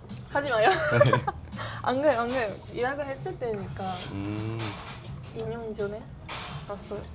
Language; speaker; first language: Korean; non-native, learner; Japanese